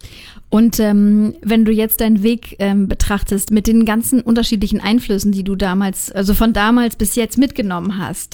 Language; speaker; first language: German; native; German